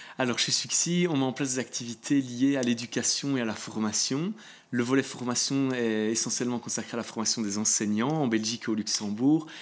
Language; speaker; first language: French; native; French